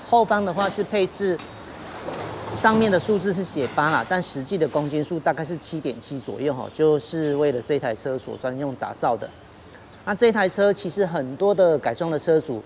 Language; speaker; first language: Chinese; native; Chinese